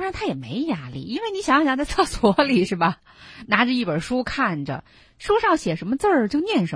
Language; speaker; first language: Chinese; native; Chinese